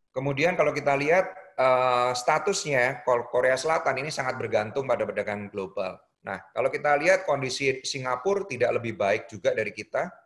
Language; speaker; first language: Indonesian; native; Indonesian